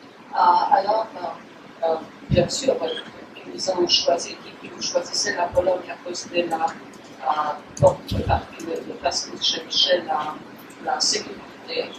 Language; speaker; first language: French; non-native, fluent; Polish